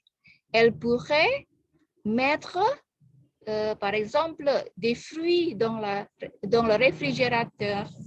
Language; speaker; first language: French; non-native, fluent; Indonesian